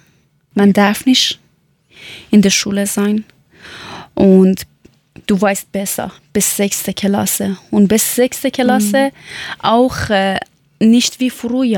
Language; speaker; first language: German; non-native, learner; Persian